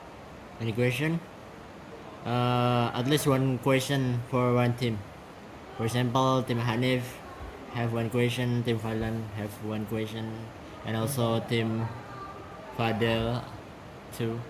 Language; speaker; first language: English; non-native, fluent; Indonesian